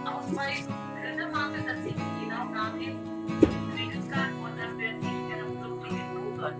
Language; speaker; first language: German; non-native, fluent; Filipino